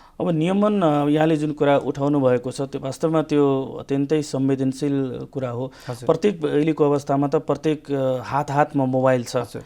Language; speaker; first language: Nepali; non-native, local second language; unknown